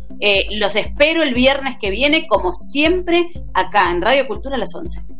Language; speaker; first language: Spanish; native; Spanish